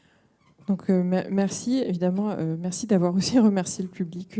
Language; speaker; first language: French; native; French